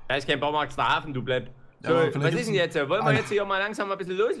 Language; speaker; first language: German; native; German